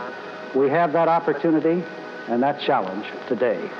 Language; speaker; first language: English; native; English